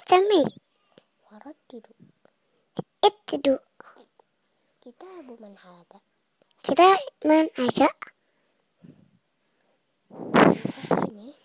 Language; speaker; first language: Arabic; non-native, fluent; Indonesian